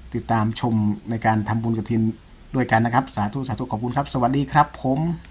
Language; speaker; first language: Thai; native; Thai